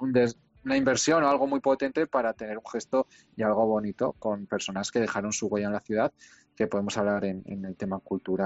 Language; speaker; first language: Spanish; native; Spanish